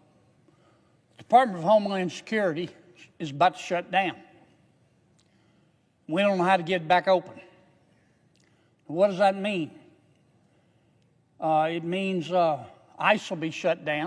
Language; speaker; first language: English; native; English